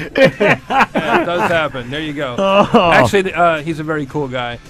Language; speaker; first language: English; native; English